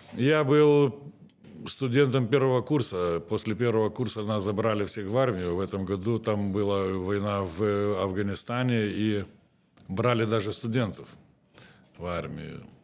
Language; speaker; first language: Russian; non-native, local second language; Lithuanian